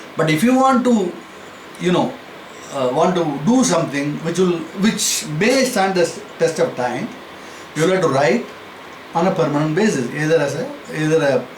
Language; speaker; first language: English; non-native, local second language; Tamil